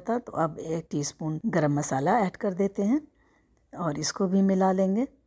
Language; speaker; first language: Hindi; native; Hindi